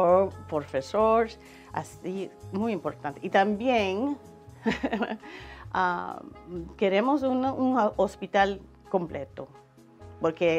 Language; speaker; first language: Spanish; non-native, learner; English